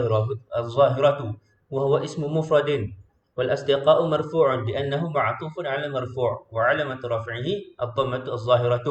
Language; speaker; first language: Arabic; non-native, fluent; Malay